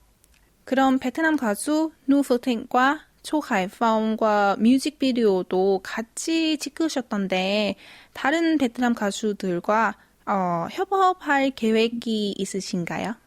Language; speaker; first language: Korean; non-native, fluent; Vietnamese